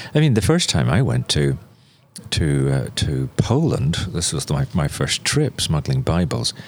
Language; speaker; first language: English; native; English